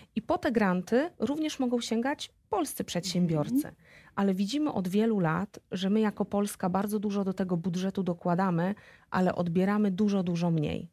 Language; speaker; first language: Polish; native; Polish